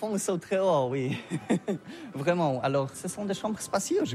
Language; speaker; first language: French; non-native, learner; Polish